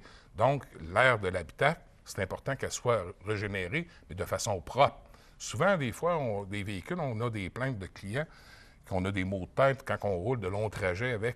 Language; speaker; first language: French; native; French